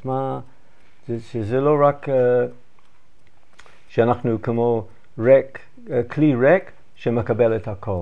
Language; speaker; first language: Hebrew; non-native, learner; English